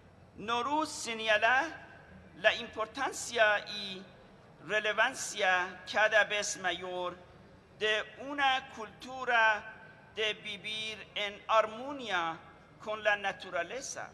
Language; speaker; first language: Spanish; non-native, fluent; Persian